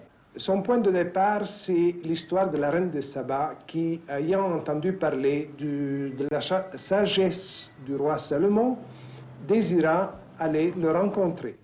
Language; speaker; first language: French; native; French